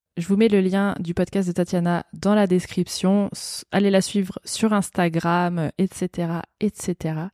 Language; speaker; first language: French; native; French